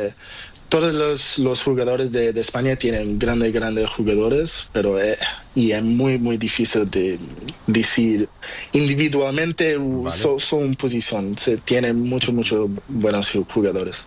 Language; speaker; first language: Spanish; non-native, learner; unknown